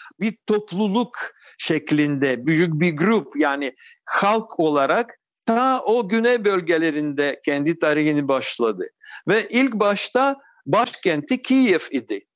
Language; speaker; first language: Turkish; non-native, fluent; Russian